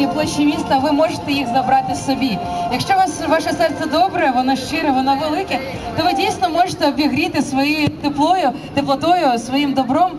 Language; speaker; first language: Ukrainian; native; Ukrainian